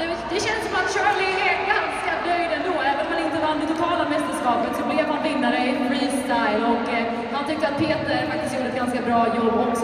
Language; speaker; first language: Swedish; native; Swedish